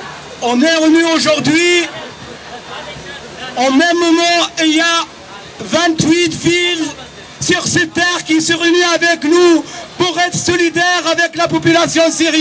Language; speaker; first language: French; non-native, learner; Arabic